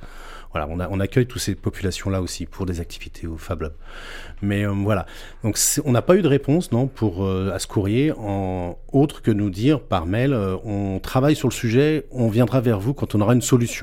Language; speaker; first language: French; native; French